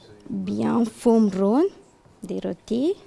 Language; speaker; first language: French; non-native, learner; Tamil